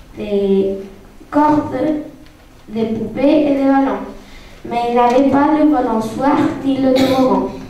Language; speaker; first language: French; non-native, learner; Spanish